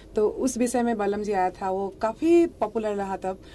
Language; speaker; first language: Hindi; non-native, local second language; Assamese